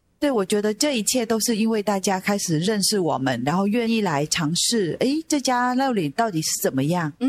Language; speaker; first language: Chinese; non-native, fluent; Vietnamese